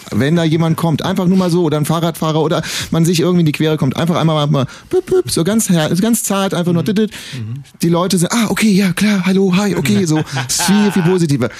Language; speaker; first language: German; native; German